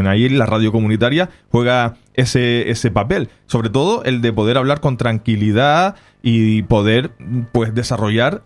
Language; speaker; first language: Spanish; native; Spanish